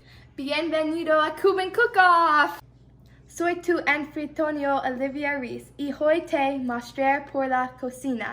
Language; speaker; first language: Spanish; non-native, learner; English